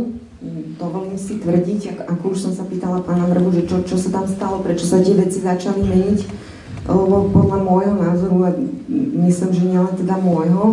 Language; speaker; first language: Slovak; native; Slovak